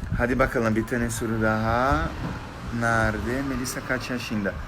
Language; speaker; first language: Turkish; non-native, learner; Portuguese